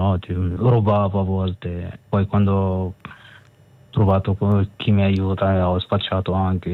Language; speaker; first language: Italian; non-native, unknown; Arabic